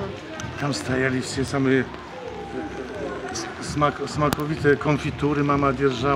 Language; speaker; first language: Russian; non-native, learner; Polish